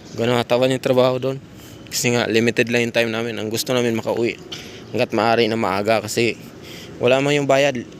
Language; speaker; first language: Filipino; non-native, local second language; Cebuano